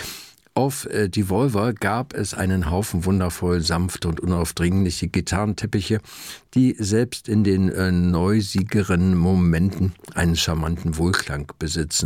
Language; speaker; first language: German; native; German